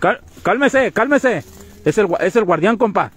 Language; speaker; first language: Spanish; native; Spanish